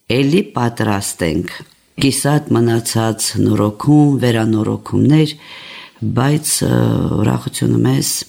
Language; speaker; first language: Armenian; native; Armenian